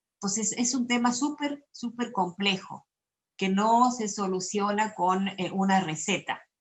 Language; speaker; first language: Spanish; native; Spanish